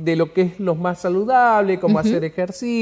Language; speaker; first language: Spanish; native; Spanish